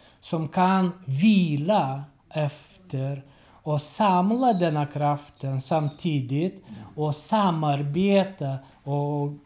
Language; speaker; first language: Swedish; non-native, learner; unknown